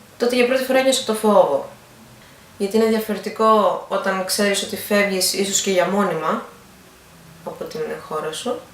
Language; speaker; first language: Greek; native; Greek